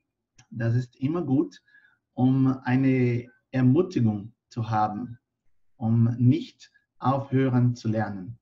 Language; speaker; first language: German; non-native, fluent; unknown